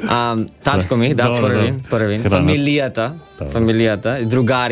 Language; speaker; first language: Macedonian; early bilingual, heritage; Macedonian